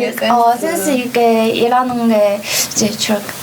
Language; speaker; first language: Korean; non-native, fluent; Chinese